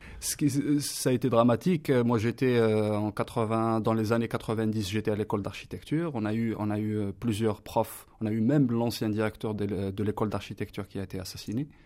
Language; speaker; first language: French; non-native, local second language; Kabyle